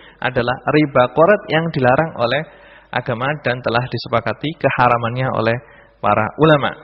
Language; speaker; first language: Indonesian; native; Indonesian